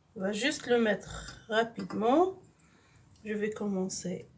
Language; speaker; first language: French; non-native, local second language; Arabic